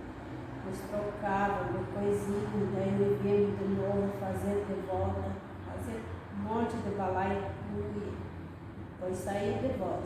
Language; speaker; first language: Portuguese; non-native, local second language; Guarani